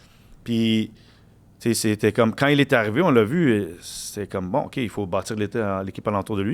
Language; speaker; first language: French; native; French